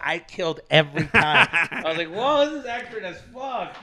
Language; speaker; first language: English; early bilingual, other home language; Spanish